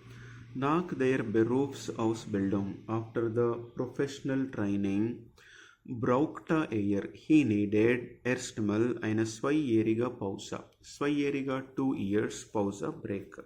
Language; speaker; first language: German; non-native, fluent; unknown